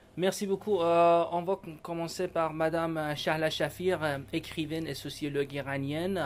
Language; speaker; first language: French; non-native, fluent; Persian